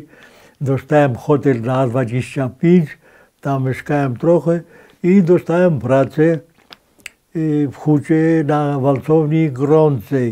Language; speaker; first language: Polish; non-native, fluent; Greek